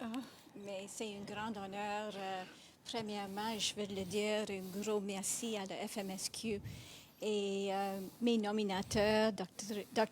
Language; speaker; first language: French; non-native, fluent; English